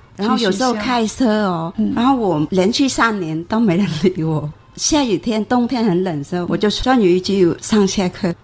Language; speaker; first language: Chinese; non-native, fluent; Vietnamese